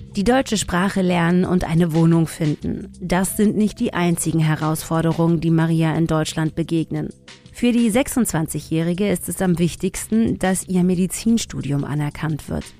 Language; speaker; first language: German; early bilingual, other home language; Tigrinya